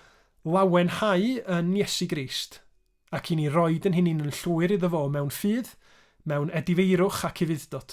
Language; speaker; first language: Welsh; native; Welsh